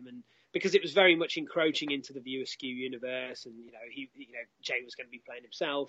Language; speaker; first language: English; native; English